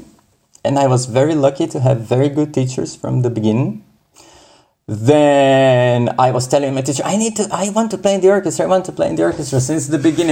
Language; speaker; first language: English; non-native, fluent; Portuguese